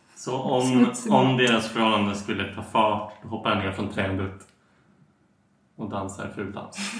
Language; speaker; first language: Swedish; native; Swedish